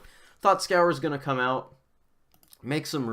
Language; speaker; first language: English; native; English